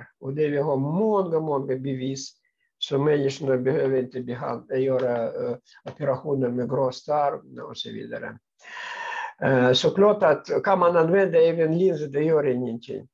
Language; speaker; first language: Swedish; non-native, fluent; Russian